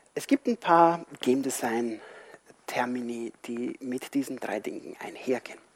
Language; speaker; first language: German; non-native, fluent; Spanish